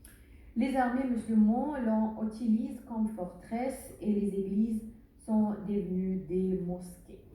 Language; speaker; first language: French; non-native, learner; Arabic